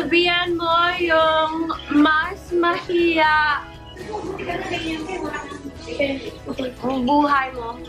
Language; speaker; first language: Filipino; early bilingual, heritage; English